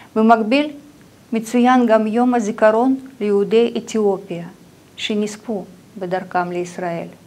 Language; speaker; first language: Hebrew; non-native, fluent; Russian